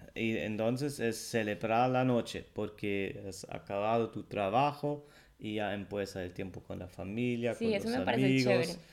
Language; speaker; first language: Spanish; non-native, fluent; German